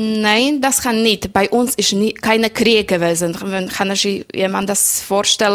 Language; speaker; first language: German; non-native, learner; Slovak